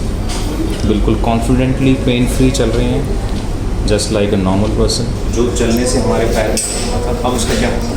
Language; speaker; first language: Hindi; native; Hindi